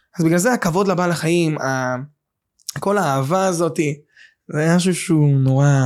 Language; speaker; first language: Hebrew; native; Hebrew